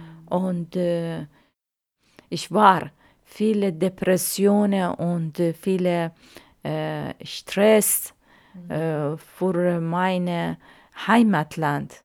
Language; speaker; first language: German; non-native, learner; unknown